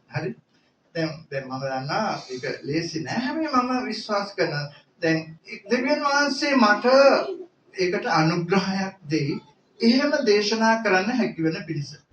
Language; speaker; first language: Sinhala; native; Sinhala